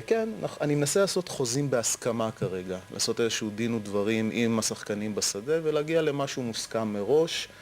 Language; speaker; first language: Hebrew; native; Hebrew